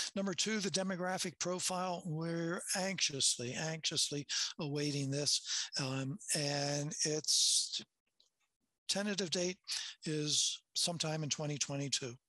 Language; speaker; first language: English; native; English